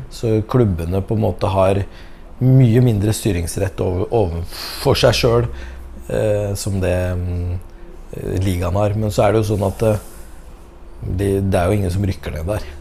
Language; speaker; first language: Norwegian; native; Norwegian